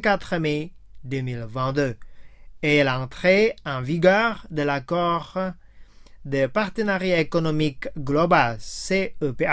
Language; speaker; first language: French; non-native, fluent; Indonesian